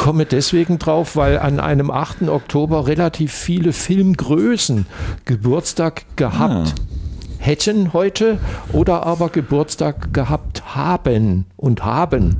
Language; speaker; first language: German; native; German